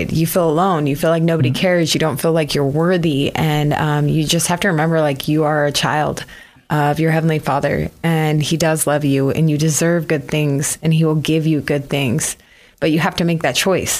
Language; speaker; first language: English; native; English